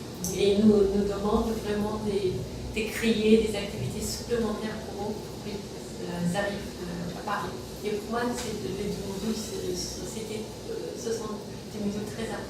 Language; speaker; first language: French; non-native, fluent; Persian